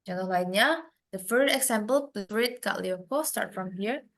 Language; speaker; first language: Indonesian; native; Indonesian